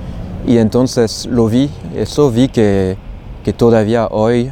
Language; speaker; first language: Spanish; non-native, fluent; French